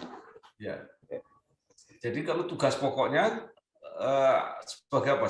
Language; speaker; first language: Indonesian; native; Indonesian